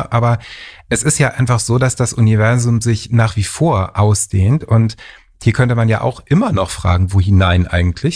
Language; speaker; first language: German; native; German